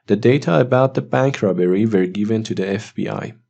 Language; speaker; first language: English; non-native, fluent; Persian